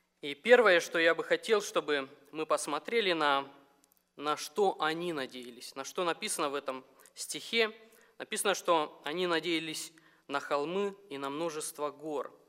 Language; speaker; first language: Russian; non-native, local second language; Romanian